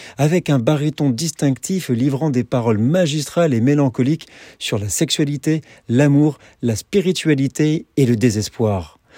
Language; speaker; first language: French; native; French